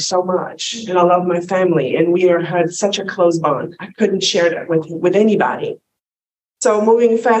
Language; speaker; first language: English; non-native, fluent; Polish